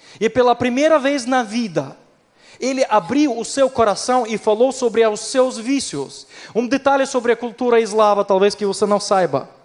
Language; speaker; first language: Portuguese; non-native, fluent; Ukrainian